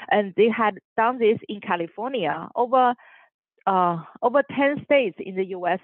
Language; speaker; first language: English; non-native, fluent; Chinese